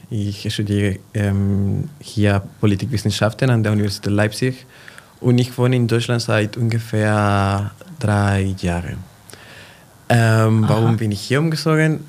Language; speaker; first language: German; non-native, fluent; Spanish